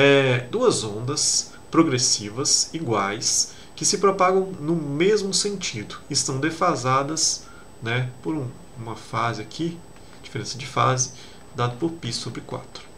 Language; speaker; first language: Portuguese; native; Portuguese